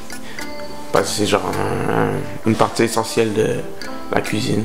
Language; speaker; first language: French; early bilingual, other home language; Haitian Creole